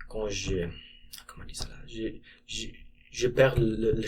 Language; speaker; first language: French; non-native, learner; English